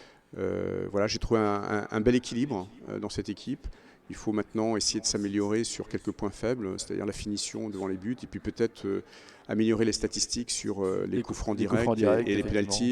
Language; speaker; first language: French; native; French